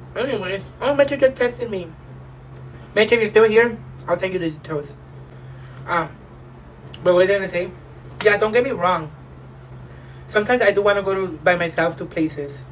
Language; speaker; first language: English; early bilingual, other home language; Spanish